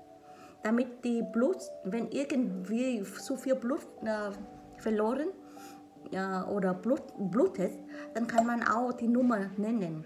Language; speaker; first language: German; non-native, learner; Vietnamese